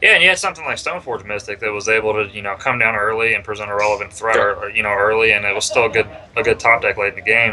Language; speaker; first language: English; native; English